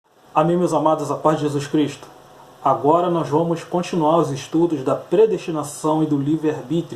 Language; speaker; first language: Portuguese; native; Portuguese